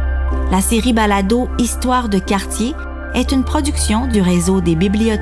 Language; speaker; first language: French; native; French